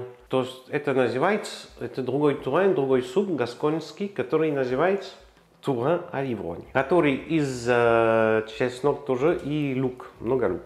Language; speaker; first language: Russian; non-native, learner; French